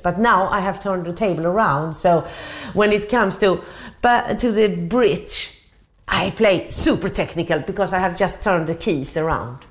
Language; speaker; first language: English; non-native, fluent; Swedish